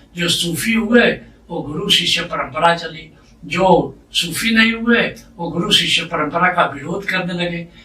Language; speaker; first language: Hindi; native; Hindi